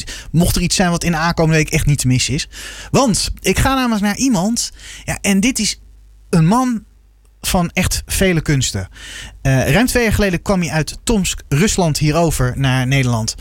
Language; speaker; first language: Dutch; native; Dutch